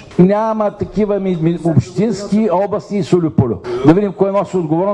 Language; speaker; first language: Bulgarian; native; Bulgarian